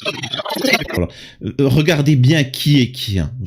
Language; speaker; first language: French; native; French